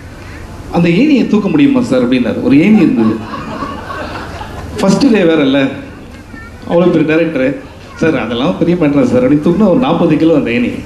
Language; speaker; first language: Tamil; native; Tamil